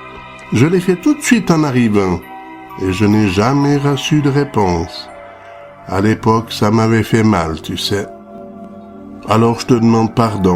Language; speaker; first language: French; native; French